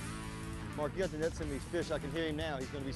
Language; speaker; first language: English; native; English